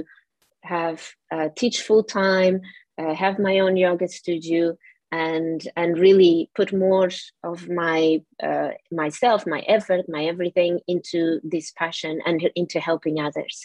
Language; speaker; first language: English; non-native, fluent; Portuguese